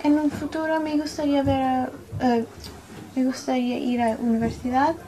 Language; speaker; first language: Spanish; non-native, learner; English